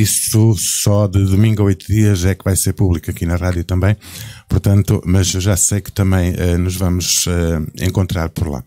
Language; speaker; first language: Portuguese; native; Portuguese